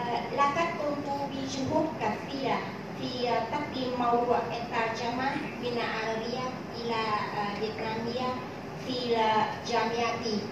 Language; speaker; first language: Arabic; non-native, fluent; Vietnamese